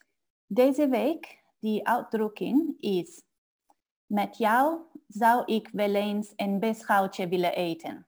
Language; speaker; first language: Dutch; non-native, learner; English